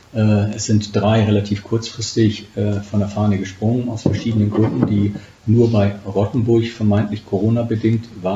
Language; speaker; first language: German; native; German